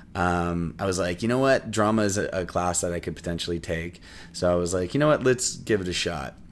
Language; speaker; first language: English; native; English